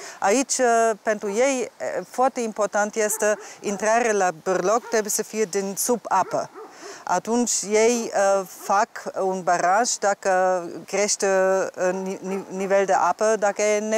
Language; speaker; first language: Romanian; non-native, fluent; German